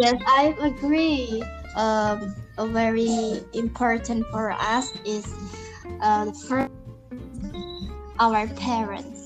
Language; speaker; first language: English; non-native, learner; Indonesian